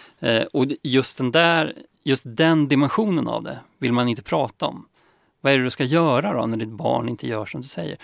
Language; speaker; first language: Swedish; native; Swedish